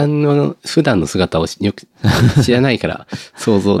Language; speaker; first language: Japanese; native; Japanese